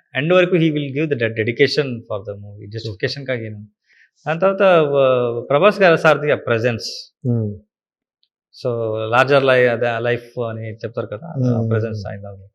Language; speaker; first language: Telugu; non-native, learner; Kannada